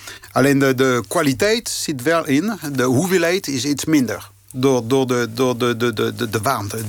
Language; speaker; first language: Dutch; non-native, fluent; French